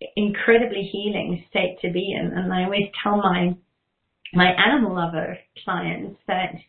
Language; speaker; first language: English; native; English